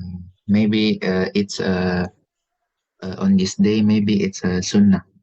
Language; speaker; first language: English; non-native, learner; Indonesian